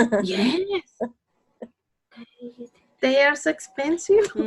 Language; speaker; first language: English; non-native, learner; Spanish